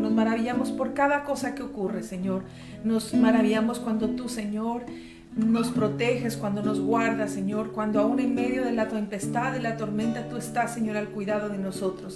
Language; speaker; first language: Spanish; native; Spanish